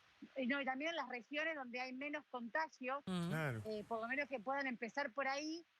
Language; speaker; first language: Spanish; native; Spanish